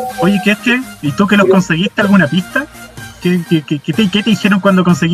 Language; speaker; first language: Spanish; native; Spanish